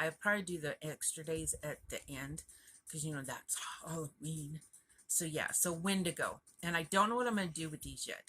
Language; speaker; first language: English; native; English